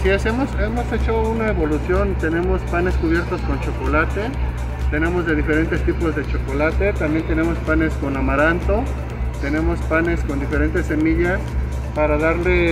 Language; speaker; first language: Spanish; native; Spanish